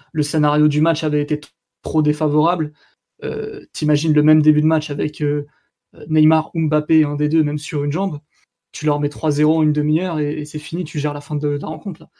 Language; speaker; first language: French; native; French